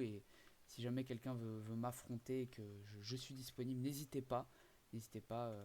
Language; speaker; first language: French; native; French